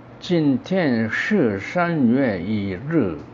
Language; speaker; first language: Chinese; non-native, fluent; Korean